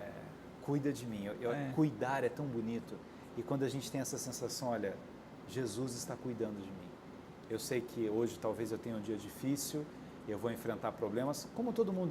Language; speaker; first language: Portuguese; native; Portuguese